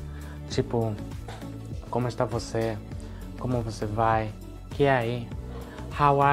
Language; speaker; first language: Portuguese; non-native, fluent; Spanish